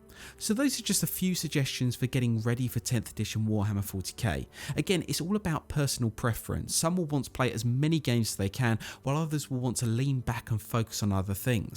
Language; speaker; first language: English; native; English